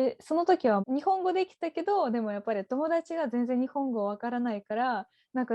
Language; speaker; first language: Japanese; non-native, fluent; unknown